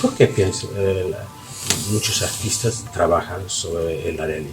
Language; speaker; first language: Spanish; non-native, fluent; Italian